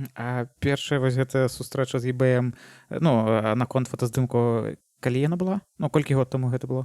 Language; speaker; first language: Belarusian; non-native, local second language; Russian